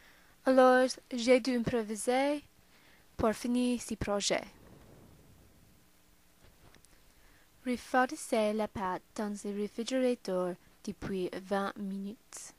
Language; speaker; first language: French; non-native, learner; English